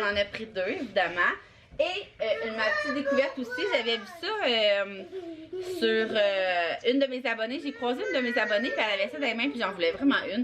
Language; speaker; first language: French; native; French